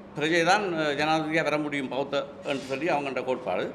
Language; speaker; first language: Tamil; native; Tamil